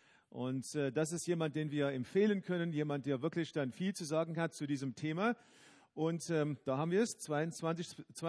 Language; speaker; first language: German; non-native, fluent; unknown